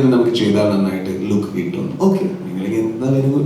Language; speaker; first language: Malayalam; non-native, learner; Kannada